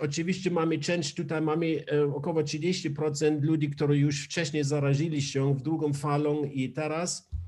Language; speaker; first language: Polish; non-native, learner; German